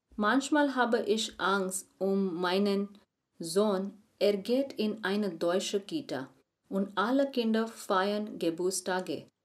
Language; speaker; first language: German; non-native, learner; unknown